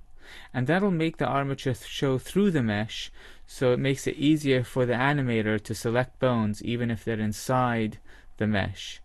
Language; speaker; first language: English; native; English